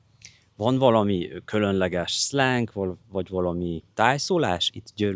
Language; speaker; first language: Hungarian; non-native, fluent; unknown